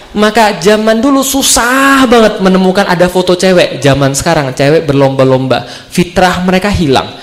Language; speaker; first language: Indonesian; native; Indonesian